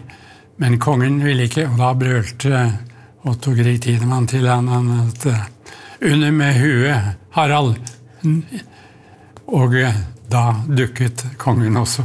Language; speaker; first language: Norwegian; native; Norwegian